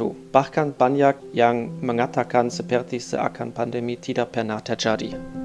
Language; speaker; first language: Indonesian; non-native, fluent; German